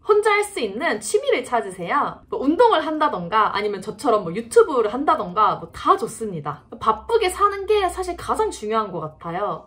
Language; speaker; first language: Korean; native; Korean